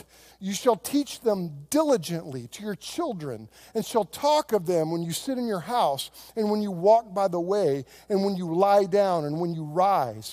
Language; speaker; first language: English; native; English